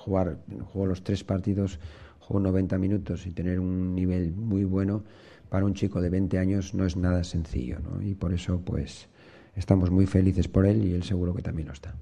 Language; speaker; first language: Spanish; native; Spanish